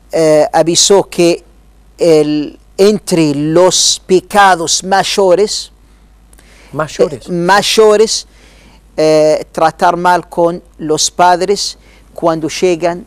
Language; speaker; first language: Spanish; non-native, learner; Arabic